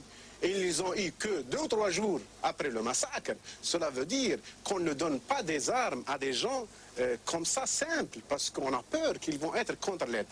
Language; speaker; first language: French; non-native, local second language; Arabic